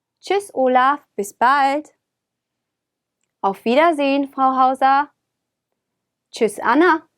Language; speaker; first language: German; non-native, fluent; Korean